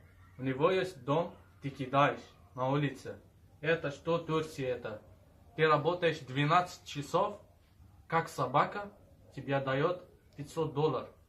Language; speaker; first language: Russian; non-native, learner; Arabic